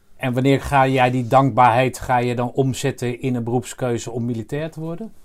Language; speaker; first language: Dutch; early bilingual, other home language; Arabic